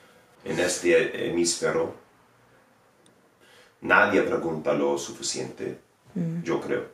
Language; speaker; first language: Spanish; non-native, fluent; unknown